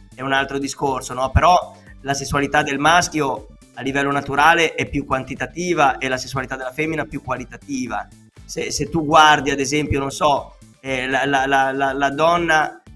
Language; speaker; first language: Italian; native; Italian